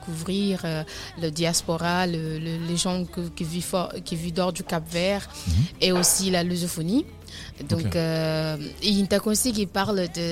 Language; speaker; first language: French; non-native, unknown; Kabuverdianu